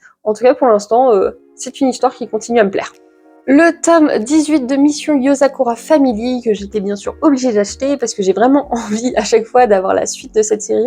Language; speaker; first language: French; native; French